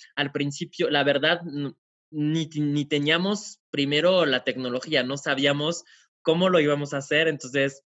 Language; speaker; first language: Spanish; non-native, fluent; French